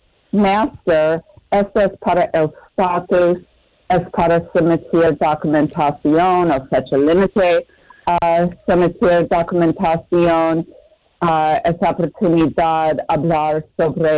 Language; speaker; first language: Spanish; non-native, learner; English